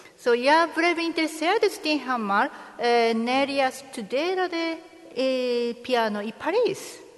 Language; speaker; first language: Swedish; non-native, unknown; Japanese